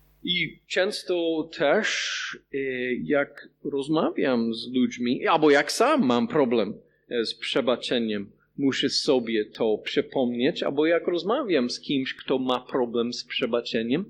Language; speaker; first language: Polish; non-native, fluent; English